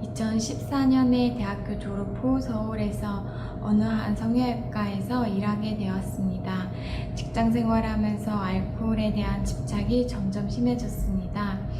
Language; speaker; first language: Korean; non-native, fluent; Mongolian